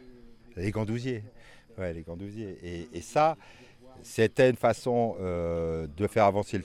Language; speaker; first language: French; native; French